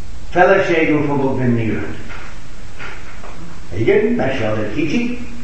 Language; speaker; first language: Hungarian; non-native, fluent; English